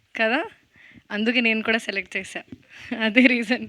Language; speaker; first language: Telugu; non-native, fluent; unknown